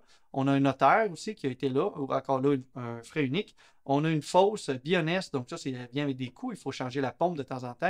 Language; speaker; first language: French; native; French